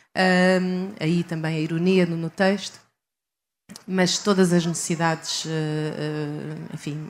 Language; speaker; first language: Portuguese; native; Portuguese